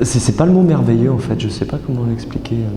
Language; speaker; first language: French; native; French